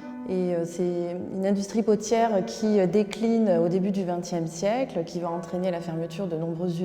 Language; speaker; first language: French; native; French